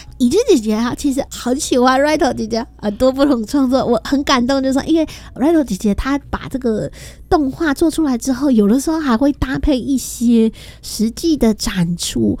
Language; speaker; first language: Chinese; native; Chinese